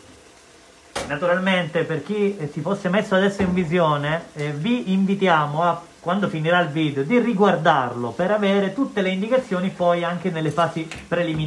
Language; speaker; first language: Italian; native; Italian